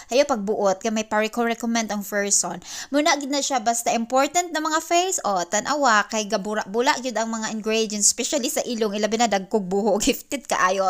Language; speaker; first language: Cebuano; non-native, local second language; Hiligaynon